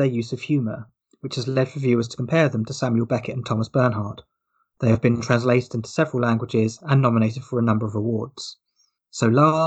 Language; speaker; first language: English; native; English